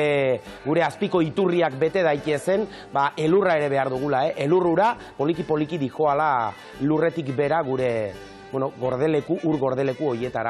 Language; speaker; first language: Basque; native; Basque